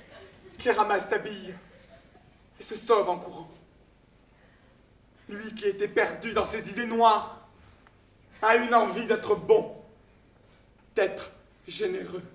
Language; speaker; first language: French; native; French